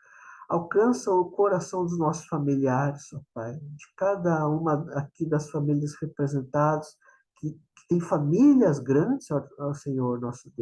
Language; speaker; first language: Portuguese; native; Portuguese